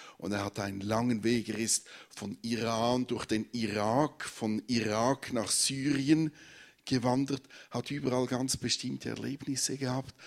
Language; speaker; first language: German; native; German